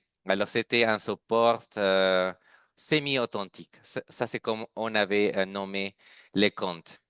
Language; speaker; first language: French; non-native, fluent; Spanish